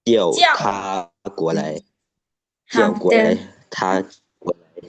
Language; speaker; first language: Chinese; non-native, learner; Lao